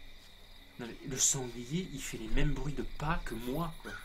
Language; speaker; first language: French; native; French